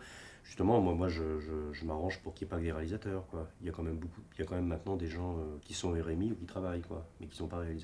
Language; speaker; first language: French; native; French